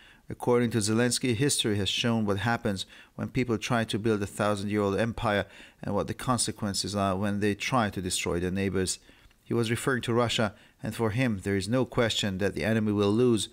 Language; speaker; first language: English; non-native, fluent; Hungarian